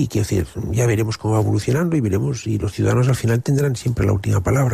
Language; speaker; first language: Spanish; non-native, local second language; Catalan